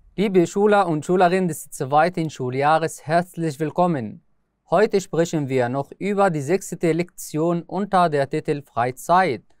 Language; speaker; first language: German; non-native, fluent; Arabic